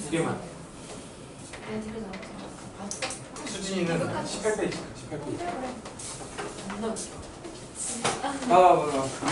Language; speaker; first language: Korean; native; Korean